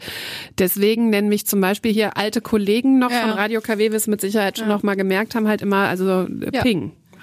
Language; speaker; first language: German; native; German